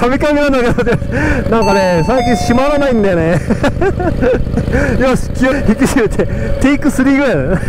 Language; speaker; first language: Japanese; native; Japanese